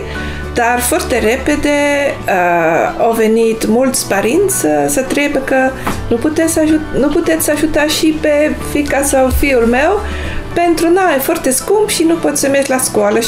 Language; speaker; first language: Romanian; non-native, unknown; Dutch